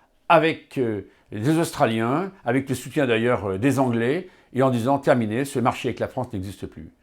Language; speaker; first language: French; native; French